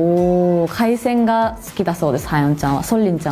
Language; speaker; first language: Japanese; native; Japanese